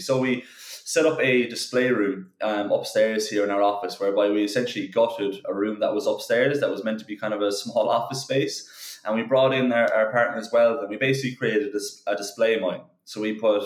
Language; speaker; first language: English; native; English